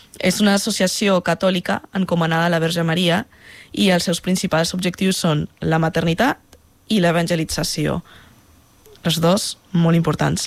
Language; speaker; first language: Catalan; non-native, fluent; Spanish